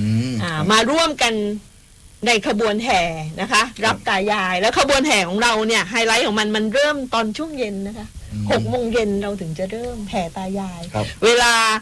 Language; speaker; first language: Thai; native; Thai